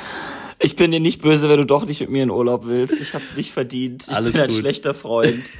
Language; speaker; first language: German; native; German